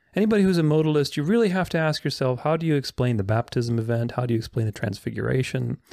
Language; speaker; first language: English; non-native, fluent; Romanian